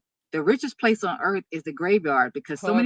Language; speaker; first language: English; native; English